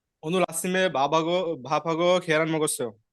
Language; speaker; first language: Korean; non-native, learner; Bangla